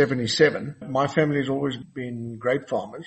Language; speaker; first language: English; non-native, local second language; Afrikaans